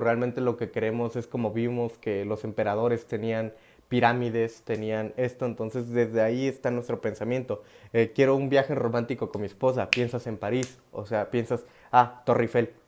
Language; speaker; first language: Spanish; native; Spanish